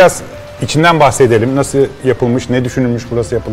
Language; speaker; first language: Turkish; native; Turkish